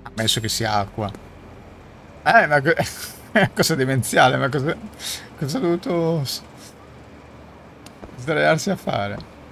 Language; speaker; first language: Italian; native; Italian